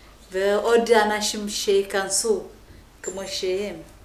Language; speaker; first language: Hebrew; non-native, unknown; Amharic